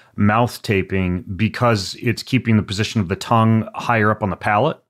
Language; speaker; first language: English; native; English